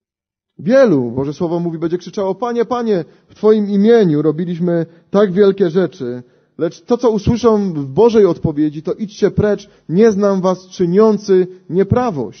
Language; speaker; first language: Polish; native; Polish